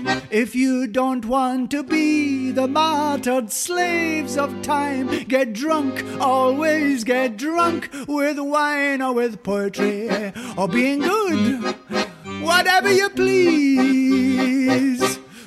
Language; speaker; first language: English; native; English